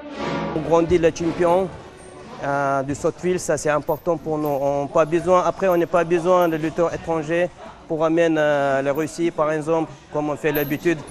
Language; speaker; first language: French; non-native, learner; Chechen